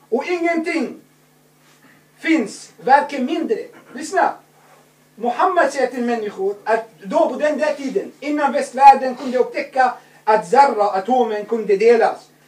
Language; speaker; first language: Swedish; non-native, fluent; Arabic